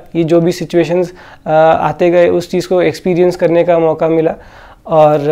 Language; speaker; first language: Hindi; non-native, local second language; Odia